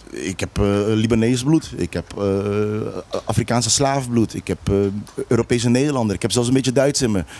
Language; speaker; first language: Dutch; non-native, local second language; Papiamento